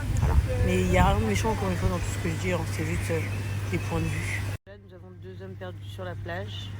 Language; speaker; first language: French; early bilingual, other home language; English